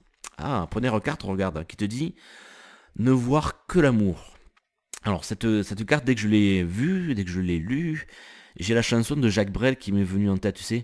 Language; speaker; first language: French; native; French